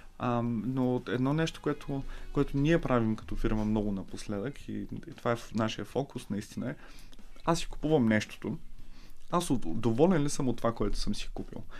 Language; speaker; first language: Bulgarian; native; Bulgarian